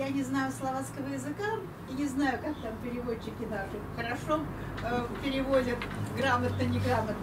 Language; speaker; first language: Russian; native; Russian